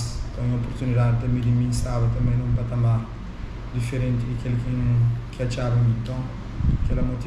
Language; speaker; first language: Portuguese; non-native, local second language; Kabuverdianu